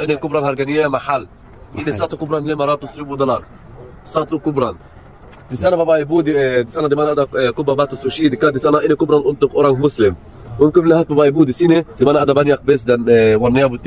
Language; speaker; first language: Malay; non-native, learner; Arabic